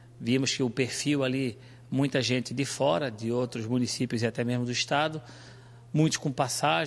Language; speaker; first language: Portuguese; native; Portuguese